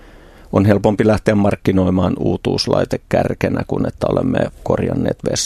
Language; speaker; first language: Finnish; native; Finnish